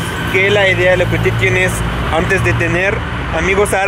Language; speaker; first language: Spanish; non-native, learner; Arabic